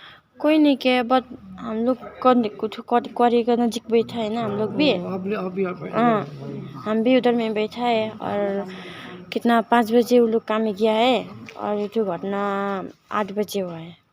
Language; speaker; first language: Hindi; non-native, local second language; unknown